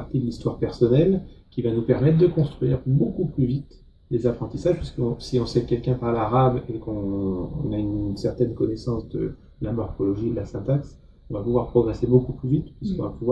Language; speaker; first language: French; native; French